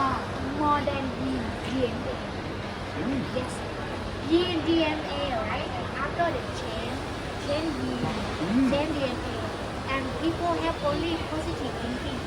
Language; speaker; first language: English; non-native, learner; Thai